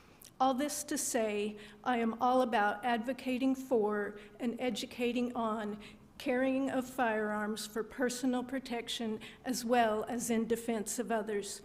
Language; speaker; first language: English; native; English